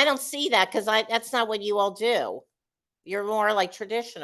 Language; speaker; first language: English; native; English